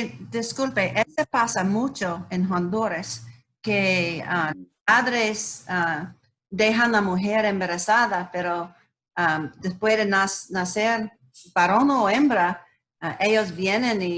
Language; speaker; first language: Spanish; non-native, learner; English